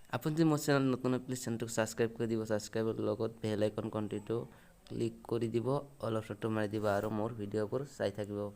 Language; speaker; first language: Assamese; non-native, local second language; Bangla